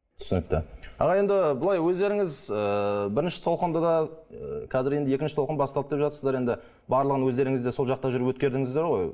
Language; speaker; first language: Kazakh; native; Kazakh